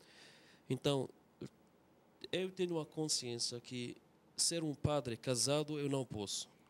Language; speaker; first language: Portuguese; non-native, fluent; Arabic